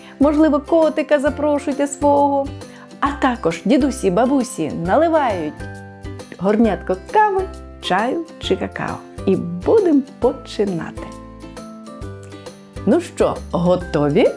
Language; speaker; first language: Ukrainian; native; Ukrainian